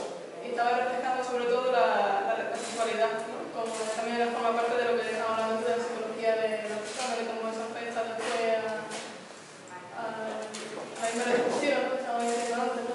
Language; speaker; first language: Spanish; native; Spanish